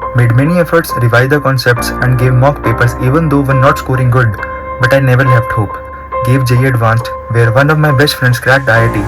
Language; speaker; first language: English; non-native, local second language; Hindi